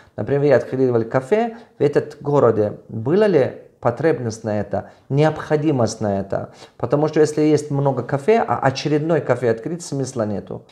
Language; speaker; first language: Russian; non-native, local second language; Tajik